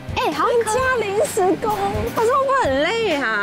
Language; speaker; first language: Chinese; native; Chinese